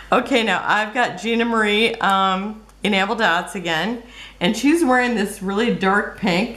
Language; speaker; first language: English; native; English